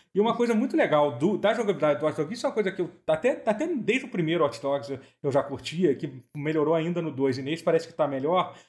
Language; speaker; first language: Portuguese; native; Portuguese